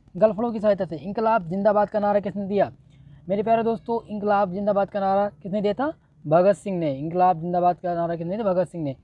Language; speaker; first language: Hindi; native; Hindi